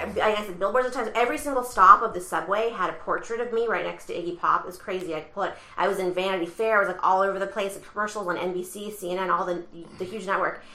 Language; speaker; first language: English; native; English